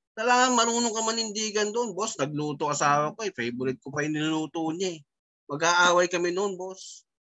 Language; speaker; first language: Filipino; native; Filipino